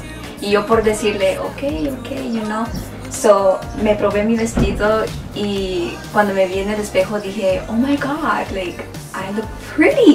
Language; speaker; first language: Spanish; early bilingual, other home language; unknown